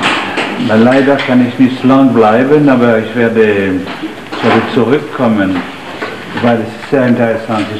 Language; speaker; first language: German; non-native, fluent; French